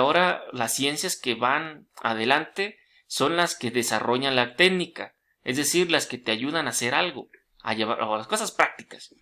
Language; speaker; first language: Spanish; native; Spanish